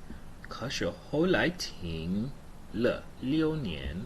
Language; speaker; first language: Chinese; non-native, learner; English